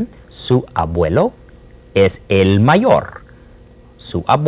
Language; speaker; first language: Spanish; non-native, fluent; English